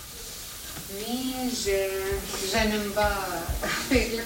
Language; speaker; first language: French; non-native, learner; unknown